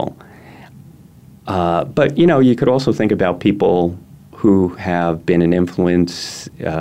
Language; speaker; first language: English; native; English